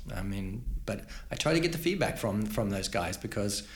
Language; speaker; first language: English; native; English